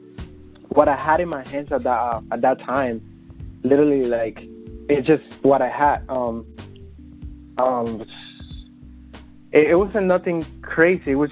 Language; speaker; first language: English; non-native, fluent; Spanish